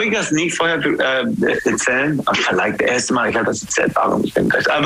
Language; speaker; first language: German; non-native, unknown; English